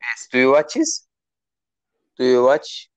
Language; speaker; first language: English; non-native, learner; Turkish